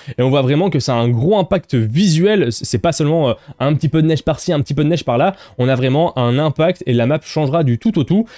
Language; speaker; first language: French; native; French